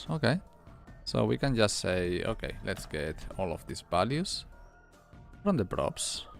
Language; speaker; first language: English; non-native, fluent; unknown